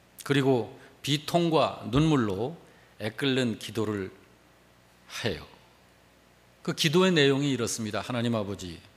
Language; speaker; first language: Korean; native; Korean